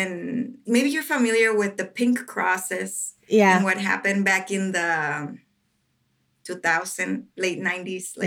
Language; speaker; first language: English; non-native, fluent; Spanish